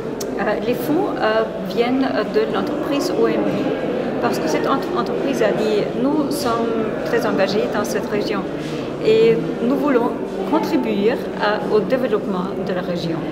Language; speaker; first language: French; non-native, fluent; Spanish